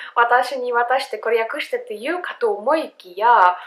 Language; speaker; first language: Japanese; non-native, fluent; Russian